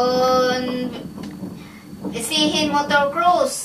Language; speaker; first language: German; non-native, learner; Cebuano